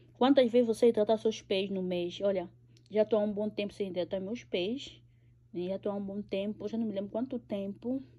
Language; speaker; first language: Portuguese; native; Portuguese